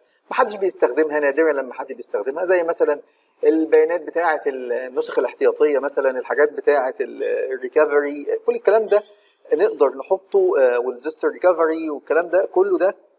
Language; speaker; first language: Arabic; native; Arabic